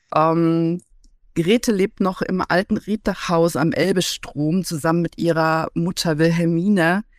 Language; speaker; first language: German; native; German